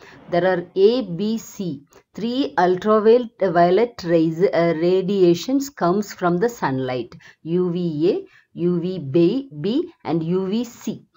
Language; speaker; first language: English; non-native, local second language; Tamil